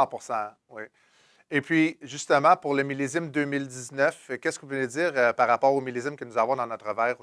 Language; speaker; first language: French; native; French